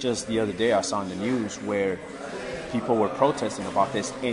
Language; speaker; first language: English; early bilingual, other home language; Spanish